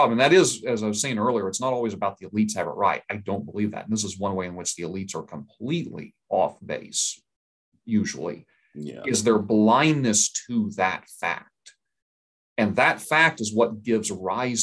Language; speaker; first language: English; native; English